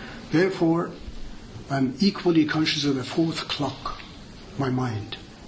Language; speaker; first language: English; non-native, fluent; Azerbaijani